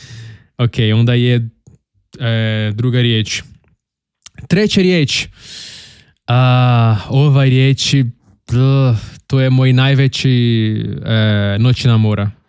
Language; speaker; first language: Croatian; non-native, learner; Portuguese